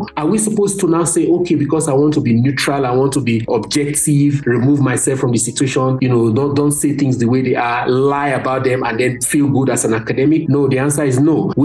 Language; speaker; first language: English; non-native, local second language; Hausa